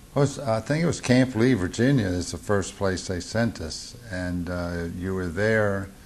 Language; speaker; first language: English; native; English